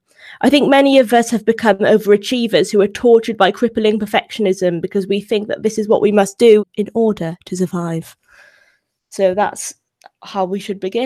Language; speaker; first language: English; native; English